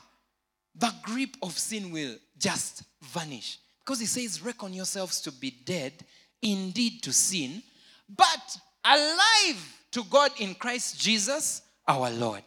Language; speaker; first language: English; non-native, local second language; Ganda